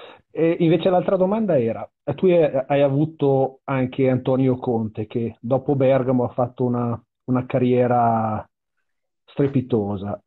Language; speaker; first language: Italian; native; Italian